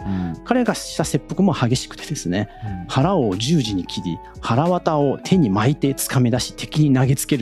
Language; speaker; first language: Japanese; native; Japanese